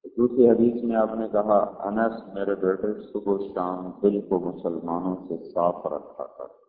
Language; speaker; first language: Urdu; non-native, local second language; Punjabi